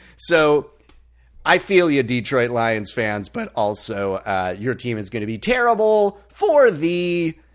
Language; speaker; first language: English; native; English